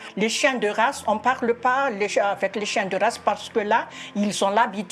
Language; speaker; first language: French; non-native, local second language; Malagasy